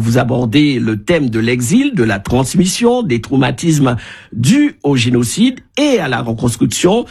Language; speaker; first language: French; native; French